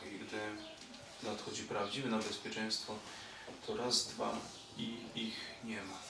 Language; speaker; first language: Polish; native; Polish